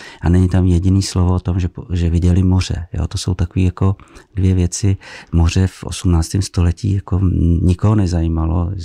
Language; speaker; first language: Czech; native; Czech